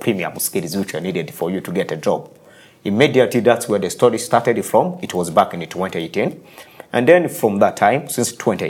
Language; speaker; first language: English; non-native, local second language; Kinyarwanda